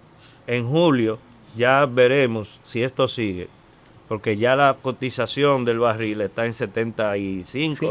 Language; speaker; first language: Spanish; native; Spanish